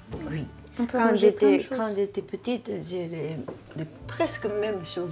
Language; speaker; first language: French; non-native, learner; Japanese